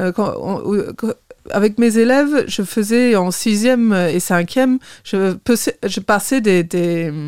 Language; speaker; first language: French; non-native, fluent; English